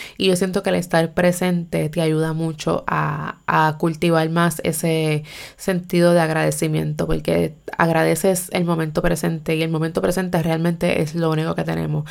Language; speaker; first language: Spanish; native; Spanish